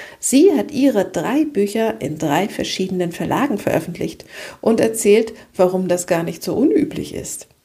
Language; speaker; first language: German; native; German